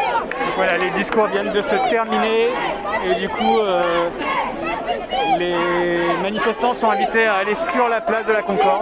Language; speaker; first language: French; native; French